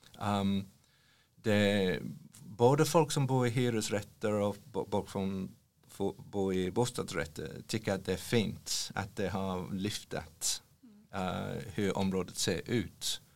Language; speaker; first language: Swedish; non-native, fluent; English